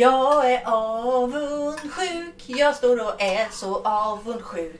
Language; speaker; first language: Swedish; native; Swedish